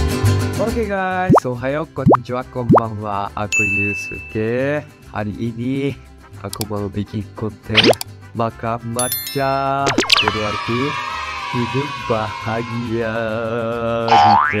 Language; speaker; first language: Indonesian; non-native, fluent; Japanese